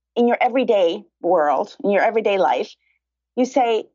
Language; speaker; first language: English; early bilingual, other home language; Spanish